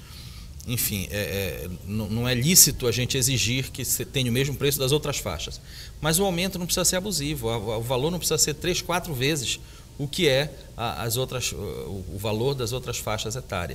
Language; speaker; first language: Portuguese; native; Portuguese